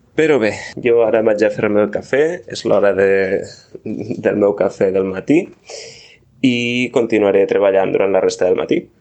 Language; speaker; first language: Catalan; native; Catalan